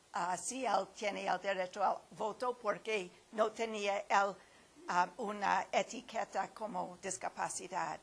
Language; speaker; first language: Spanish; non-native, fluent; English